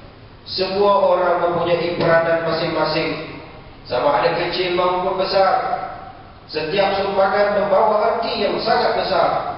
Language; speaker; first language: Malay; native; Malay